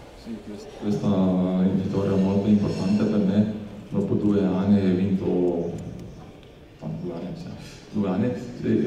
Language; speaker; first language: Italian; non-native, learner; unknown